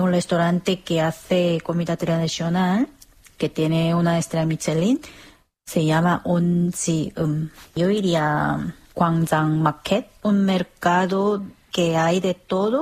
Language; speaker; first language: Spanish; non-native, fluent; Korean